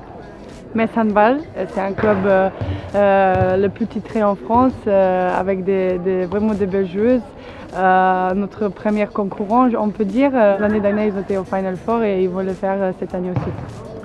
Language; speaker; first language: French; non-native, fluent; Slovenian